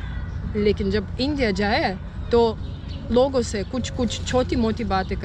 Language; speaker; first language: Hindi; non-native, fluent; Russian